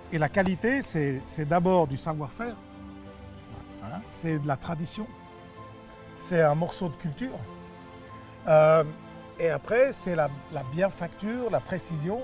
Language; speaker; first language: French; native; French